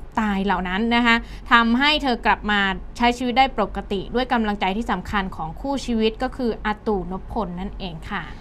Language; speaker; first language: Thai; native; Thai